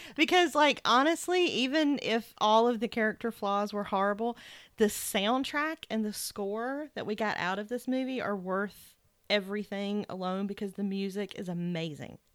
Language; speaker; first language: English; native; English